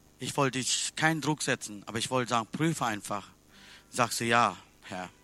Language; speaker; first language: German; non-native, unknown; Tamil